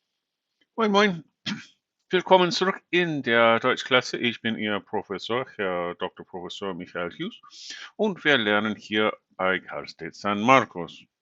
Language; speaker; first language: German; non-native, fluent; English